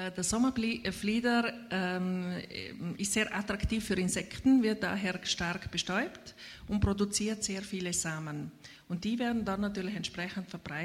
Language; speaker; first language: German; native; German